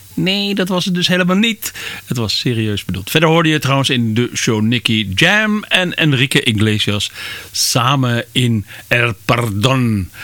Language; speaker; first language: Dutch; native; Dutch